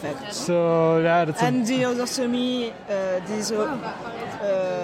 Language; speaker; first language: English; non-native, fluent; French